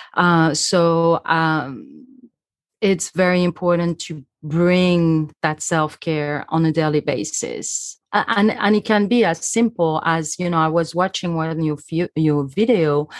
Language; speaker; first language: English; non-native, fluent; French